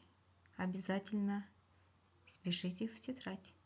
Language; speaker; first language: Russian; non-native, local second language; Kyrgyz